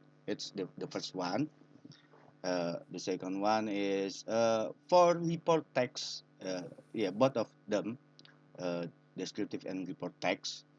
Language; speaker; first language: English; non-native, learner; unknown